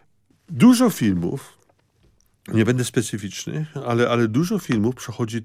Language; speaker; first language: Polish; early bilingual, heritage; Polish